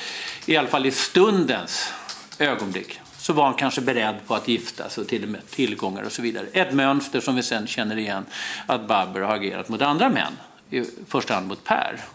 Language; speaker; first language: Swedish; native; Swedish